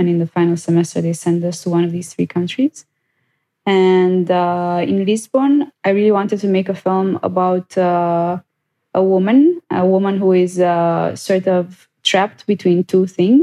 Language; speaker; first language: English; non-native, fluent; Romanian